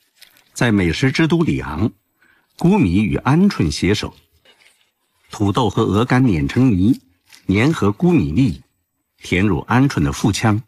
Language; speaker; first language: Chinese; native; Chinese